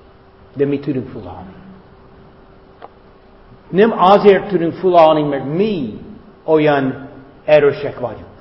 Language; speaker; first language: Hungarian; non-native, fluent; English